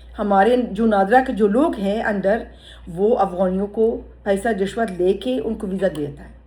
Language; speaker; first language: Urdu; early bilingual, heritage; Urdu